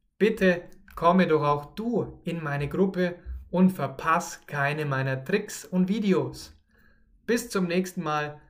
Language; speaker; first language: German; native; German